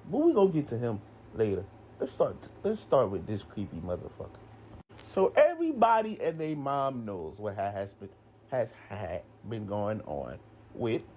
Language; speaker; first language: English; native; English